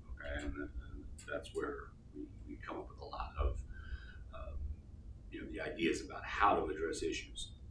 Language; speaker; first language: English; native; English